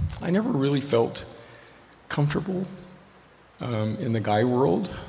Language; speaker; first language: English; native; English